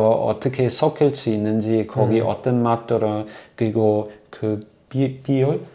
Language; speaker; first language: Korean; non-native, fluent; German